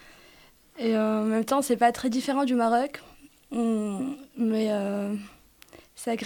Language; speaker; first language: French; non-native, local second language; Arabic